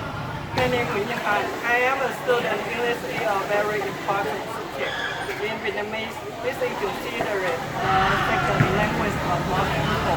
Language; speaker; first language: English; non-native, learner; Vietnamese